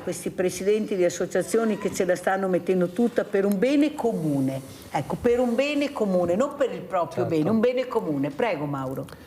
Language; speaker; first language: Italian; native; Italian